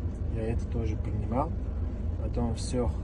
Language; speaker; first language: Russian; non-native, learner; Uzbek